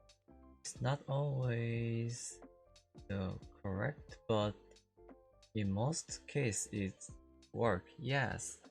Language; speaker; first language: English; non-native, learner; Korean